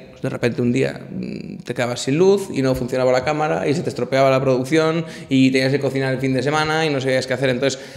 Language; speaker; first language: Spanish; native; Spanish